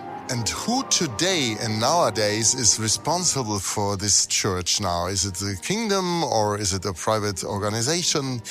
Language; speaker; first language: English; non-native, fluent; German